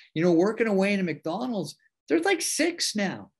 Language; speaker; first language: English; native; English